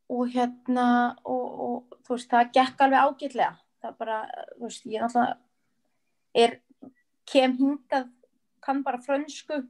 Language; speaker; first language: Icelandic; early bilingual, other home language; French